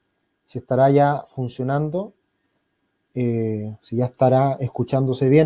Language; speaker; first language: Spanish; native; Spanish